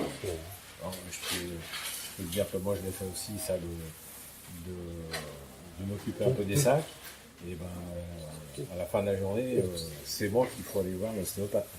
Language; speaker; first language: French; native; French